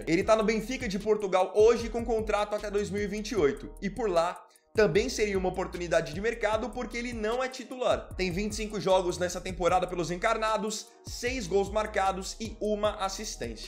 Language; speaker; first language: Portuguese; native; Portuguese